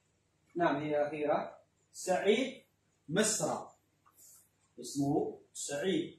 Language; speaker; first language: Arabic; non-native, fluent; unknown